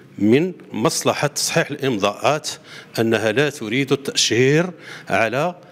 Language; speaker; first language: Arabic; native; Arabic